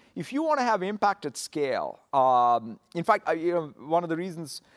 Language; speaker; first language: English; non-native, local second language; Telugu